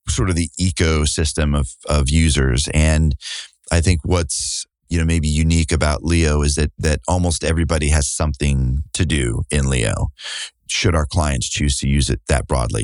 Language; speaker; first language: English; native; English